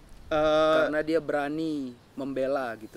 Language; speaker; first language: Indonesian; native; Indonesian